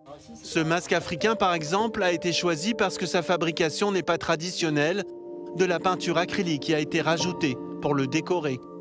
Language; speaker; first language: French; native; French